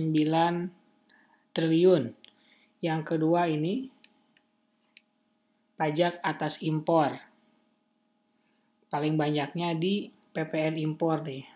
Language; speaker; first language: Indonesian; native; Indonesian